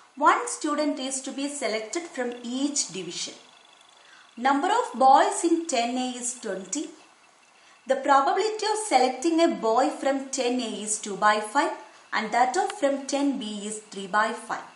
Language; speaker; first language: English; non-native, local second language; Malayalam